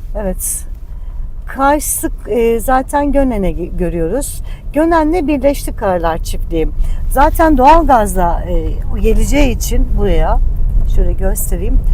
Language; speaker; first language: Turkish; native; Turkish